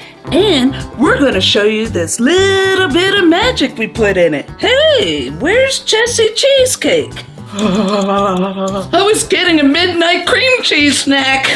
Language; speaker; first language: English; native; English